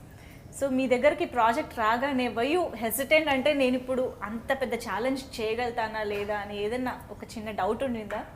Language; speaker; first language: Telugu; native; Telugu